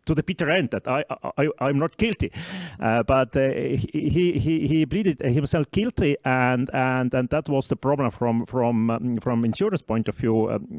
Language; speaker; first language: English; non-native, fluent; Estonian